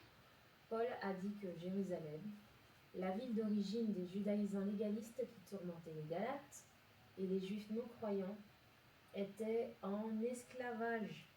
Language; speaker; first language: French; native; French